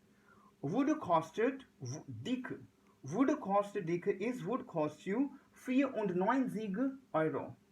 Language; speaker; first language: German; non-native, learner; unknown